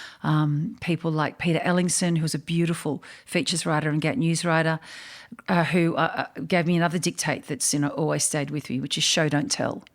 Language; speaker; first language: English; native; English